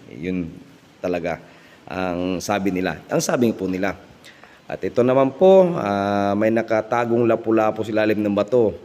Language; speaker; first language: Filipino; non-native, local second language; Cebuano